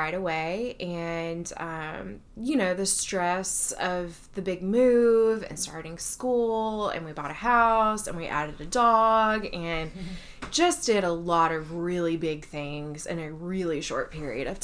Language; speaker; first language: English; native; English